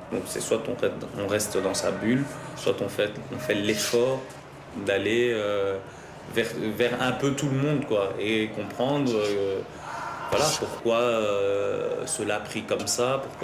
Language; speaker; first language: French; early bilingual, other home language; Lingala